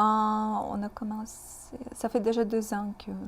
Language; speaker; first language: French; non-native, fluent; Russian